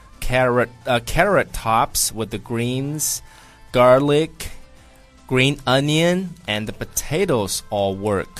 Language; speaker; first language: English; non-native, fluent; Chinese